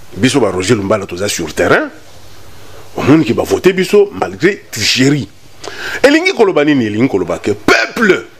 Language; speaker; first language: Lingala; non-native, local second language; Luba-Lulua